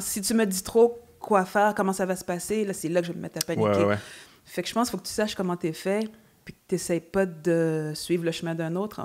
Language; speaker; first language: French; native; French